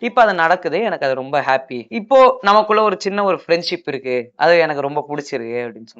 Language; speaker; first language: Tamil; native; Tamil